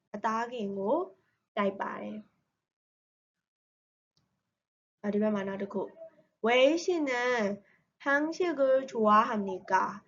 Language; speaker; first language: Korean; non-native, learner; Burmese